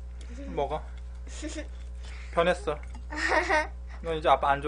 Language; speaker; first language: Korean; native; Korean